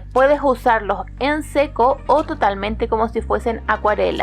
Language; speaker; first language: Spanish; native; Spanish